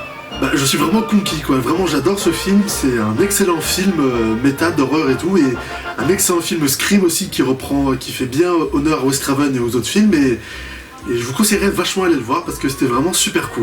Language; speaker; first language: French; native; French